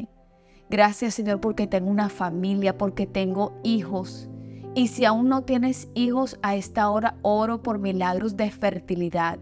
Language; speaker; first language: Spanish; native; Spanish